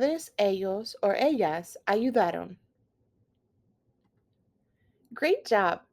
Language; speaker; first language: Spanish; non-native, fluent; English